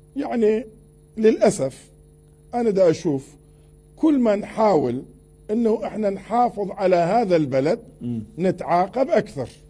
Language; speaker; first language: Arabic; non-native, local second language; Turkmen